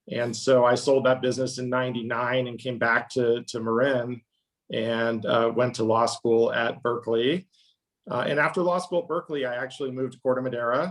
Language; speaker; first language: English; native; English